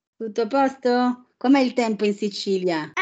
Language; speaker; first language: Italian; native; Italian